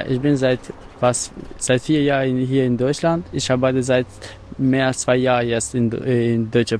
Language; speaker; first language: German; non-native, learner; Albanian